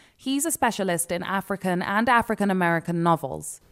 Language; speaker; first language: English; non-native, local second language; Yoruba